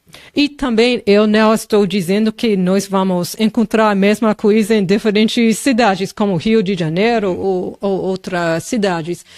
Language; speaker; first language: Portuguese; non-native, fluent; English